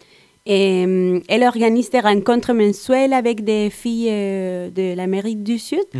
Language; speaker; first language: French; non-native, learner; Spanish